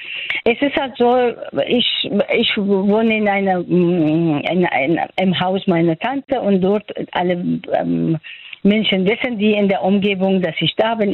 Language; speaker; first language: German; non-native, fluent; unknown